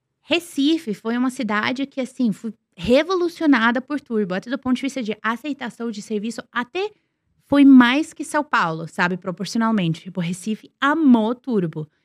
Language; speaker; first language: Portuguese; non-native, fluent; Serbian